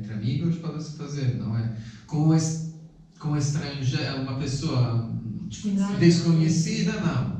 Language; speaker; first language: Portuguese; non-native, fluent; Italian